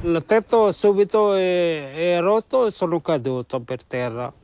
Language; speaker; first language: Italian; non-native, learner; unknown